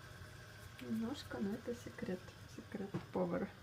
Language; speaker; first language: Russian; non-native, learner; Turkish